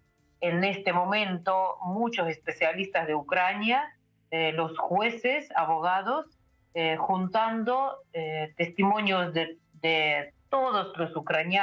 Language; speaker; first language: Spanish; non-native, fluent; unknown